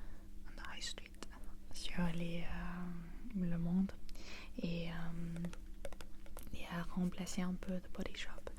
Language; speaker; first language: French; non-native, fluent; English